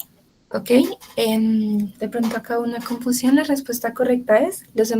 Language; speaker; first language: Spanish; native; Spanish